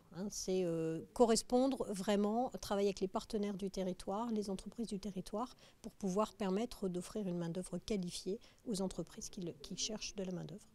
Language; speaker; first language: French; native; French